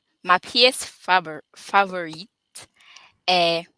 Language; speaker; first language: French; non-native, learner; English